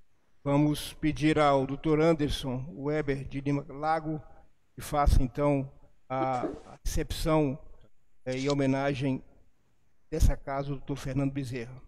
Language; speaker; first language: Portuguese; native; Portuguese